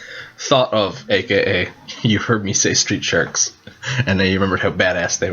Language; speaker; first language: English; native; English